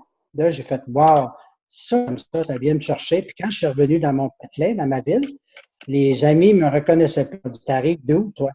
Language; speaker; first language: French; native; French